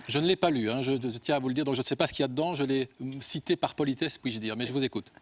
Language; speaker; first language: French; native; French